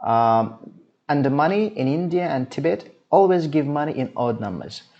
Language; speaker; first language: English; non-native, fluent; Azerbaijani